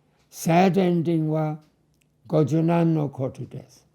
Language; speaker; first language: Japanese; non-native, fluent; English